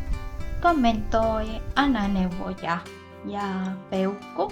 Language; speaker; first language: Finnish; non-native, learner; Thai